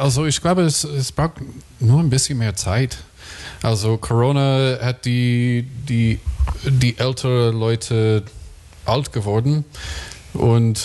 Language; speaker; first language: German; non-native, fluent; English